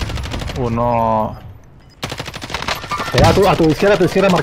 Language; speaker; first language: Spanish; native; Spanish